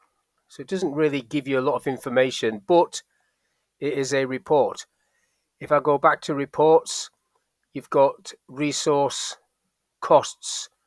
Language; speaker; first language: English; native; English